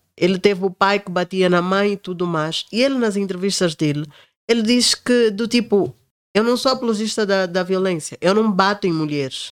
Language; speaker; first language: Portuguese; native; Portuguese